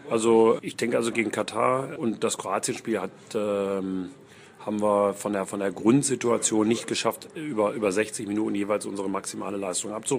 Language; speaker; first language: German; native; German